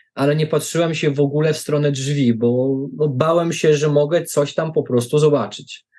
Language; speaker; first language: Polish; native; Polish